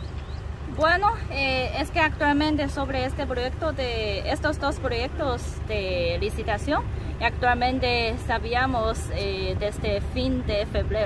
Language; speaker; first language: Spanish; non-native, learner; Chinese